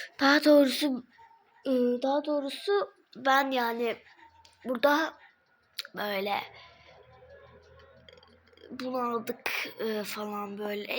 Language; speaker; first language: Turkish; non-native, learner; Azerbaijani